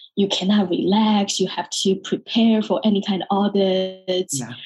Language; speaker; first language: English; non-native, fluent; Chinese